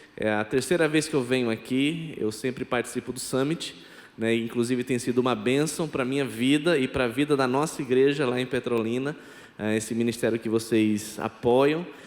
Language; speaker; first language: Portuguese; non-native, local second language; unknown